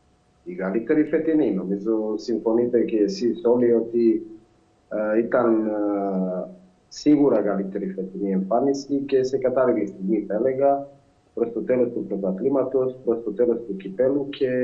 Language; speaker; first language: Greek; non-native, fluent; Serbian